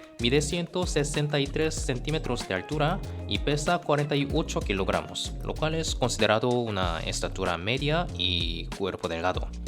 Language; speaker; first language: Spanish; non-native, fluent; Korean